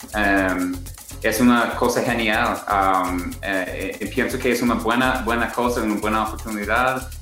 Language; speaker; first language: Spanish; non-native, learner; English